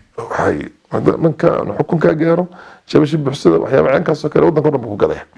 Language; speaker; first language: Somali; native; Somali